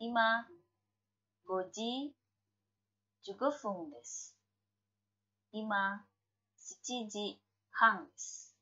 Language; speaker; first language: Japanese; non-native, fluent; Indonesian